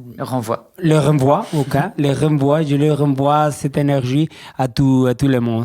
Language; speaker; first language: French; non-native, learner; Spanish